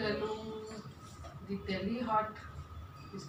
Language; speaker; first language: German; non-native, learner; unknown